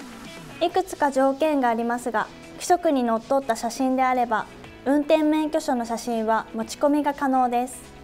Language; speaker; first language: Japanese; native; Japanese